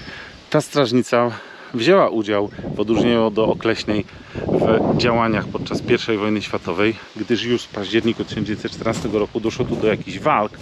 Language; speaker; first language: Polish; native; Polish